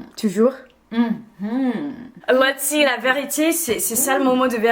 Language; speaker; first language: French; non-native, fluent; English